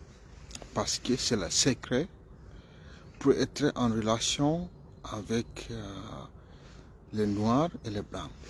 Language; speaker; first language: French; non-native, fluent; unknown